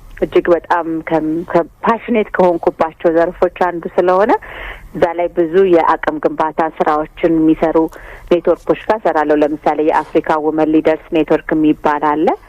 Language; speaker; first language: Amharic; native; Amharic